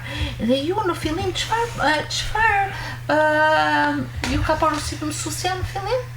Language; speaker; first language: Albanian; native; Albanian